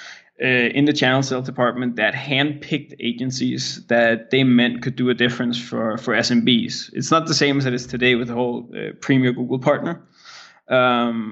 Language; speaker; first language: English; non-native, fluent; Danish